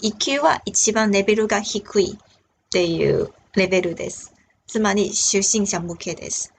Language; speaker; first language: Japanese; non-native, fluent; Chinese